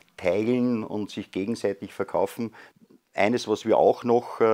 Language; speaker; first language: German; native; German